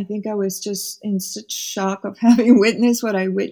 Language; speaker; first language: English; early bilingual, other home language; Spanish